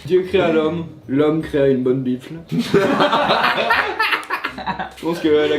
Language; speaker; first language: French; native; French